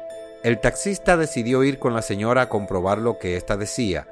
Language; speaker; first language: Spanish; native; Spanish